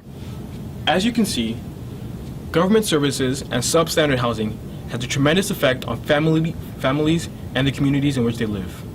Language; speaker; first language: English; early bilingual, other home language; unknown